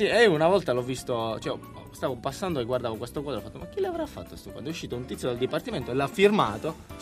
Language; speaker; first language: Italian; native; Italian